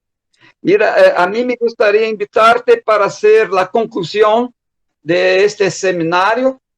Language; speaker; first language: Spanish; non-native, fluent; Portuguese